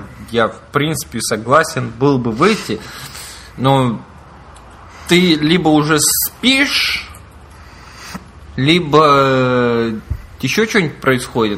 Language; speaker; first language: Russian; native; Russian